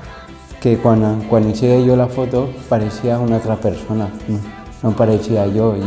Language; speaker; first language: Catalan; non-native, local second language; Spanish